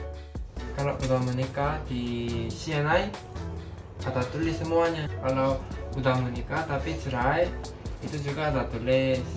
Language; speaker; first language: Indonesian; non-native, learner; Korean